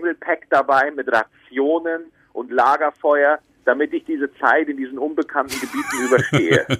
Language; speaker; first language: German; native; German